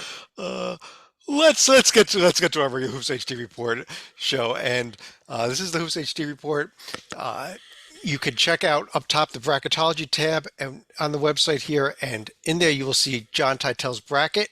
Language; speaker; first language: English; native; English